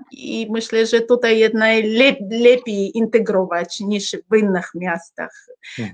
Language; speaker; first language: Polish; non-native, learner; Uzbek